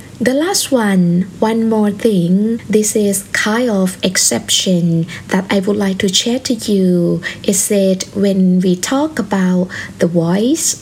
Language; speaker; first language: English; non-native, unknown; Thai